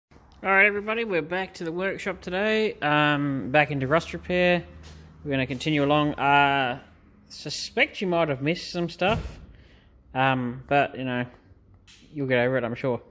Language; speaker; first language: English; native; English